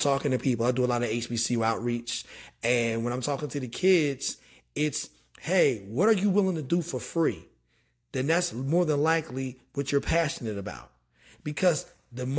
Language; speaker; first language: English; native; English